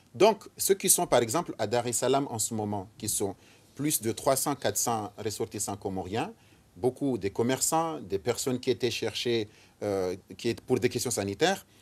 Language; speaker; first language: French; non-native, local second language; Ngazidja Comorian